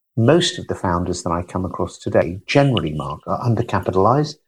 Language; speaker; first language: English; native; English